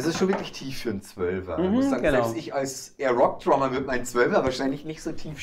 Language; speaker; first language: German; native; German